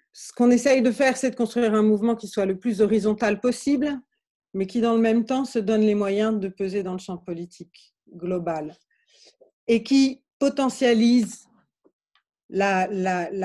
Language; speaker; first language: French; native; French